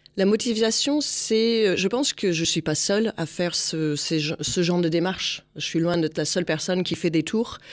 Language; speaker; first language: French; non-native, fluent; English